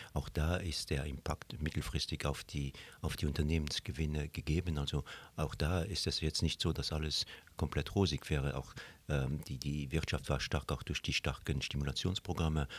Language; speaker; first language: German; non-native, local second language; Luxembourgish